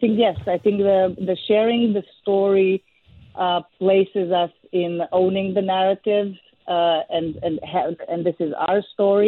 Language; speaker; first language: English; non-native, fluent; Serbian